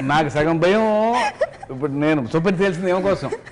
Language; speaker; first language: Telugu; native; Telugu